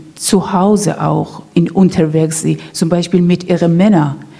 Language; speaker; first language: German; non-native, learner; Persian